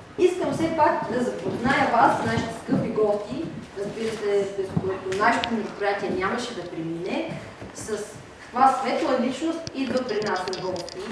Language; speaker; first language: Bulgarian; native; Bulgarian